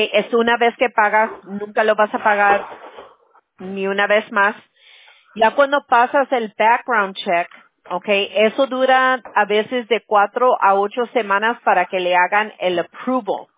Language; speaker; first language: Spanish; early bilingual, heritage; Spanish